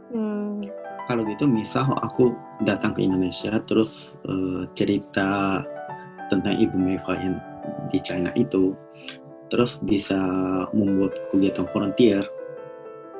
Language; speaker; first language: Indonesian; non-native, fluent; Japanese